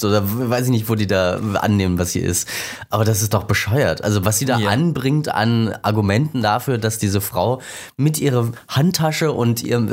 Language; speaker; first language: German; native; German